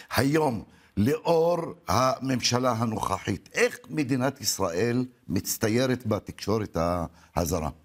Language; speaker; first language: Hebrew; non-native, local second language; Arabic